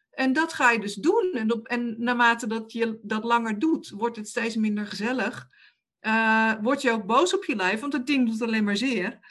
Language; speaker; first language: Dutch; native; Dutch